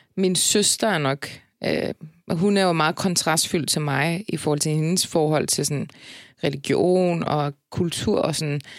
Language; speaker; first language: Danish; early bilingual, other home language; Turkish